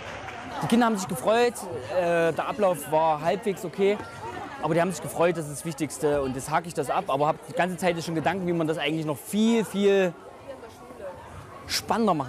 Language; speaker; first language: German; native; German